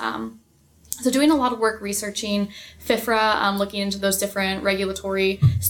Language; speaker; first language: English; native; English